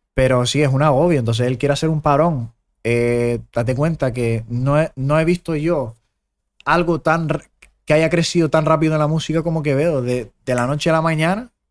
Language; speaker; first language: Spanish; early bilingual, other home language; German